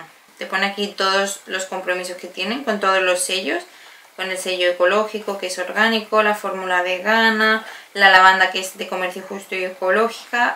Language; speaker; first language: Spanish; native; Spanish